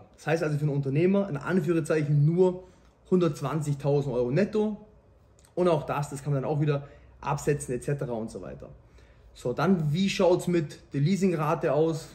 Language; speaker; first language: German; native; German